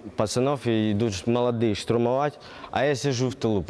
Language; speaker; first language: Ukrainian; native; Ukrainian